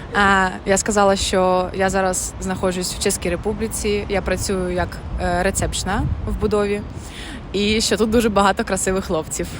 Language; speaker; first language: Ukrainian; native; Ukrainian